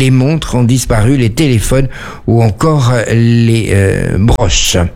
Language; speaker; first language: French; native; French